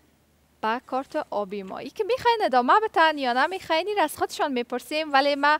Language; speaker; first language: Persian; native; Persian